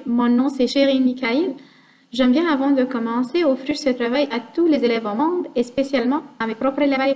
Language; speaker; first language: French; non-native, fluent; English